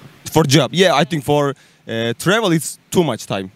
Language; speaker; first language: English; non-native, learner; Turkish